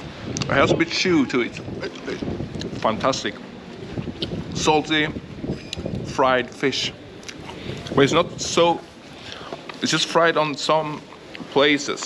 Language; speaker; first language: English; non-native, fluent; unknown